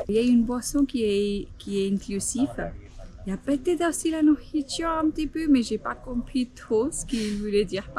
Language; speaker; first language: French; non-native, fluent; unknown